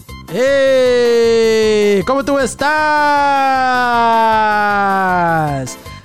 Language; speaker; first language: Spanish; non-native, learner; English